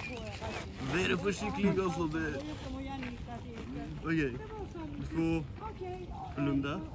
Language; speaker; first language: Swedish; early bilingual, other home language; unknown